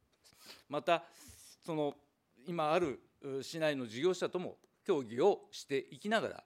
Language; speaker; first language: Japanese; native; Japanese